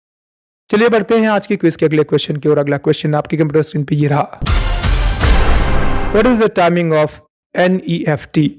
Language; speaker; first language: Hindi; native; Hindi